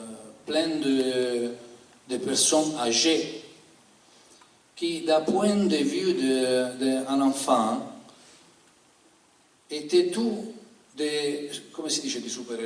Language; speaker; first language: French; non-native, learner; Italian